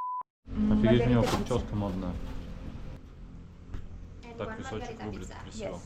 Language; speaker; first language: Russian; native; Russian